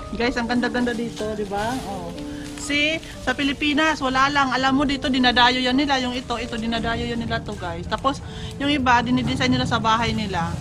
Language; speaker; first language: Filipino; native; Filipino